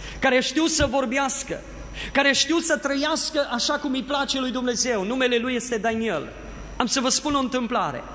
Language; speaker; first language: Romanian; native; Romanian